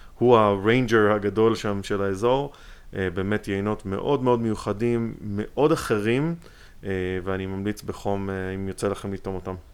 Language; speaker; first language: Hebrew; native; Hebrew